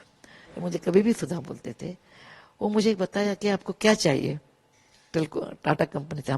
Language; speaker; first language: Hindi; non-native, local second language; Kannada